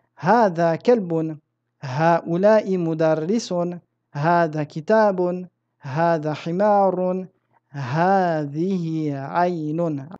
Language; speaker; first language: Arabic; non-native, fluent; French